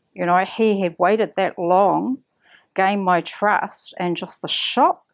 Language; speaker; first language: English; native; English